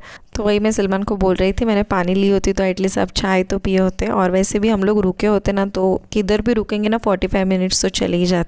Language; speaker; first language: Hindi; native; Hindi